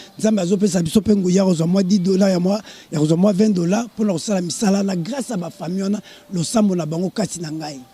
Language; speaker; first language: Lingala; native; Lingala